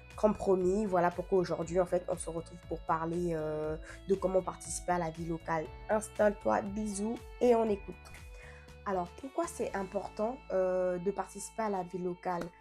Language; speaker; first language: French; non-native, fluent; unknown